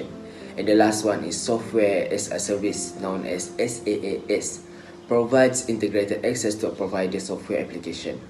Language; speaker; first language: English; non-native, local second language; Malay